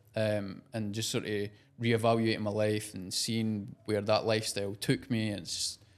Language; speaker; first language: English; native; English